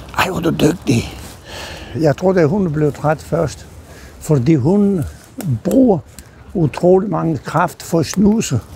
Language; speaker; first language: Danish; non-native, fluent; Italian